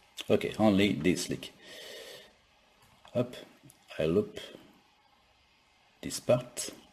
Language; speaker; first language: English; non-native, learner; French